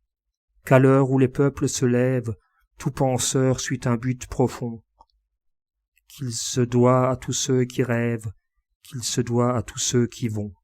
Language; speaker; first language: French; native; French